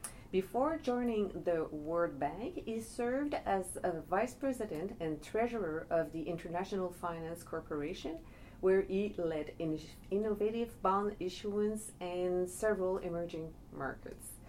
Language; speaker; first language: English; non-native, fluent; French